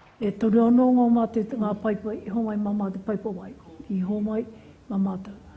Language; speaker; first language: Māori; native; Māori